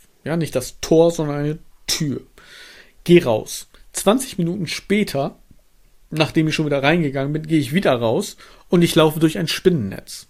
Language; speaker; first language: German; native; German